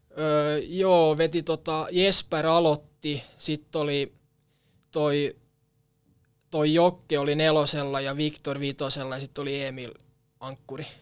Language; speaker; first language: Finnish; non-native, local second language; Swedish